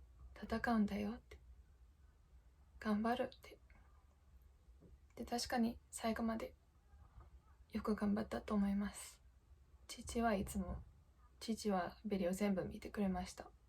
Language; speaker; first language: Japanese; non-native, fluent; English